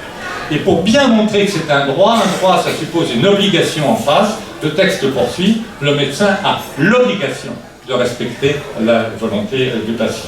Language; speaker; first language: French; native; French